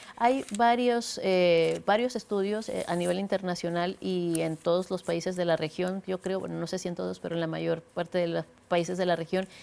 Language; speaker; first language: Spanish; native; Spanish